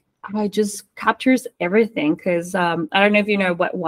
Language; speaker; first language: English; non-native, fluent; Spanish